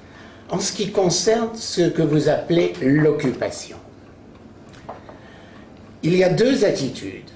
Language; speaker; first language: French; native; French